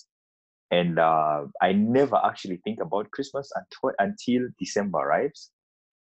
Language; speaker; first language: English; non-native, local second language; Ganda